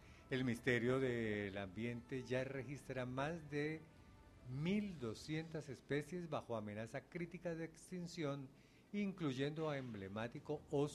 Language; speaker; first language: Spanish; native; Spanish